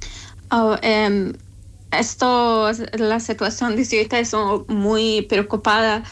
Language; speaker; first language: Spanish; non-native, learner; Persian